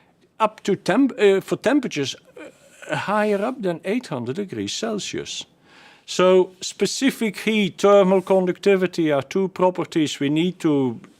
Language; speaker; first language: English; non-native, fluent; Dutch